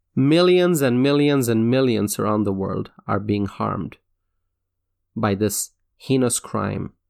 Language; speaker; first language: English; non-native, local second language; Bangla